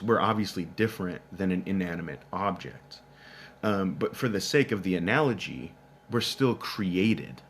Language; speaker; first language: English; native; English